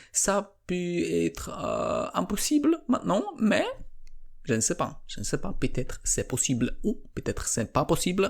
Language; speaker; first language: French; non-native, learner; Polish